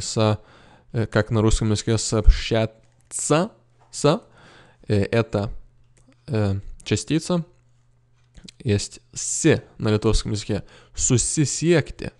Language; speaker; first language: Russian; non-native, fluent; Lithuanian